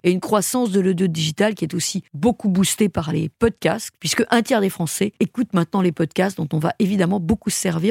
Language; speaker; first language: French; native; French